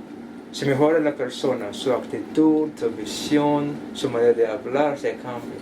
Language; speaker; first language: Spanish; non-native, learner; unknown